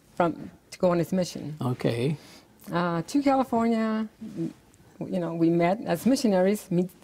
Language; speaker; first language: English; native; English